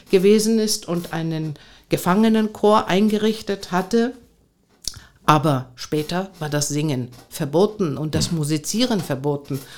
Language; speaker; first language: German; non-native, fluent; Greek